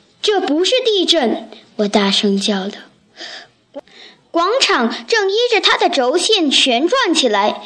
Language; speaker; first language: Chinese; native; Chinese